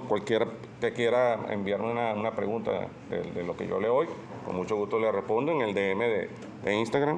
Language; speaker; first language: Spanish; native; Spanish